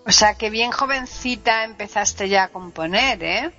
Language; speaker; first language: Spanish; native; Spanish